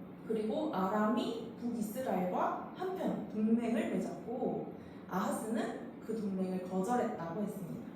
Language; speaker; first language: Korean; native; Korean